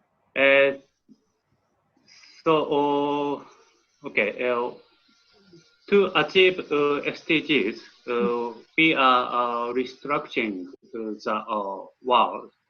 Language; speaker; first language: English; non-native, learner; Japanese